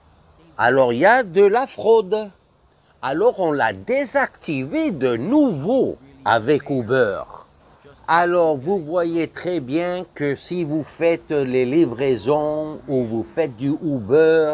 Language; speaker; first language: French; non-native, fluent; English